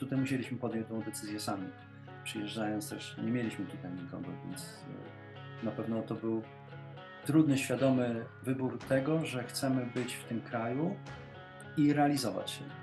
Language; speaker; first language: Polish; native; Polish